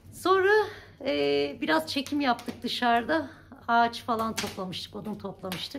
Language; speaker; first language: Turkish; native; Turkish